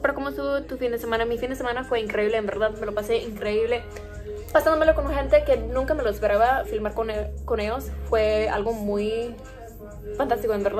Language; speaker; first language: Spanish; early bilingual, heritage; Spanish